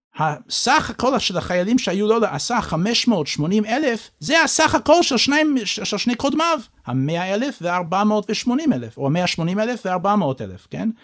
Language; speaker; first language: Hebrew; non-native, fluent; English